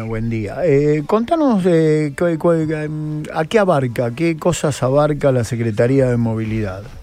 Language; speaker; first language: Spanish; native; Spanish